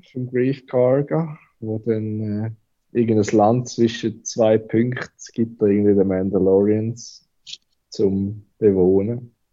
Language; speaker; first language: German; native; German